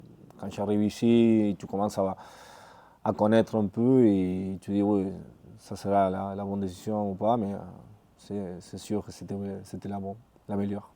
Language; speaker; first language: French; non-native, fluent; Spanish